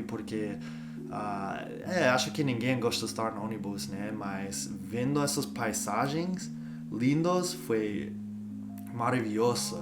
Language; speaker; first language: Portuguese; non-native, learner; English